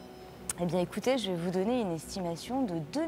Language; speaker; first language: French; native; French